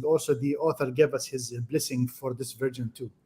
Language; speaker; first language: English; non-native, fluent; Arabic